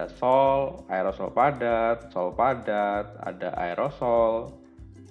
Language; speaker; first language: Indonesian; native; Indonesian